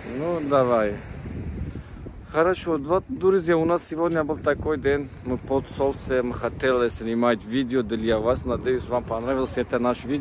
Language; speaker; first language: Russian; non-native, learner; Turkish